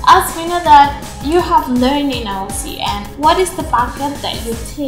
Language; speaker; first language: English; non-native, fluent; Indonesian